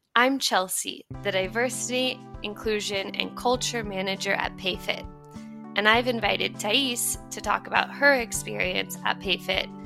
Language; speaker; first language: English; native; English